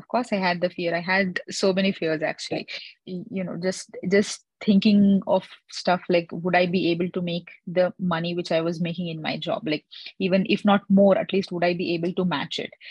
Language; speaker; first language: English; non-native, local second language; Hindi